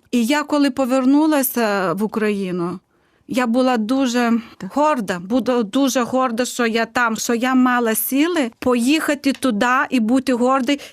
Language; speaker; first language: Ukrainian; non-native, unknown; Lithuanian